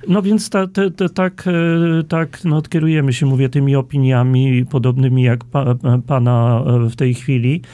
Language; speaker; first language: Polish; native; Polish